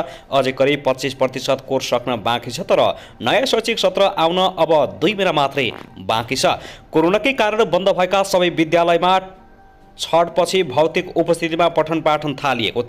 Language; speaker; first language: Nepali; native; Nepali